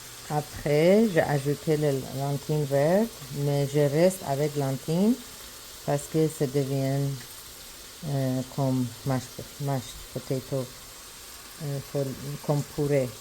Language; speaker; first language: French; non-native, learner; Persian